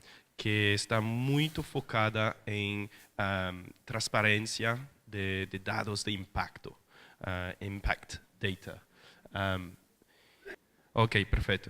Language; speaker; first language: Portuguese; non-native, fluent; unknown